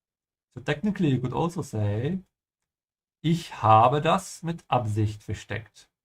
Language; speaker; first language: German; non-native, fluent; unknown